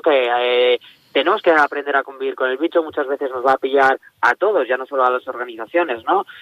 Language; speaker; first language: Spanish; native; Spanish